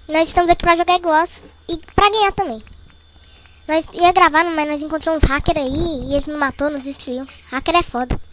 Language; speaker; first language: Portuguese; native; Portuguese